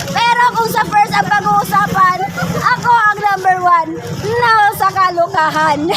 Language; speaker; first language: Filipino; non-native, local second language; Bikol